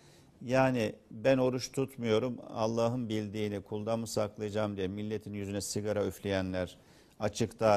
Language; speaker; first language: Turkish; native; Turkish